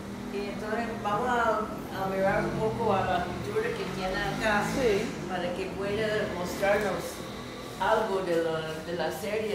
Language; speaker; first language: Spanish; non-native, fluent; English